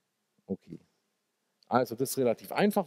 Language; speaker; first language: German; native; German